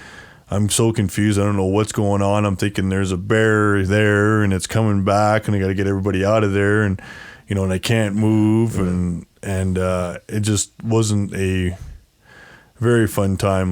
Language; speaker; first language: English; native; English